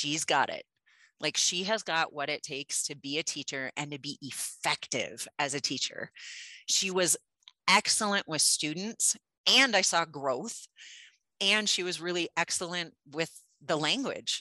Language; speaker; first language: English; native; English